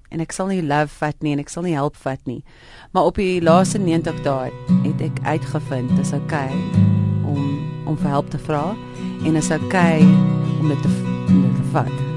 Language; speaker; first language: Afrikaans; native; Afrikaans